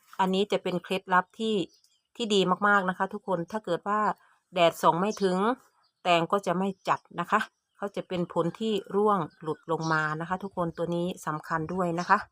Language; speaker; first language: Thai; native; Thai